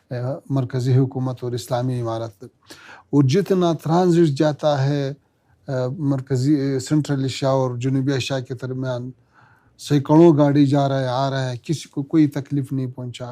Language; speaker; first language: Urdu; non-native, learner; Pashto